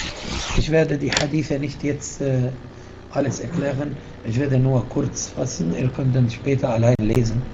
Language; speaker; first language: German; non-native, fluent; Arabic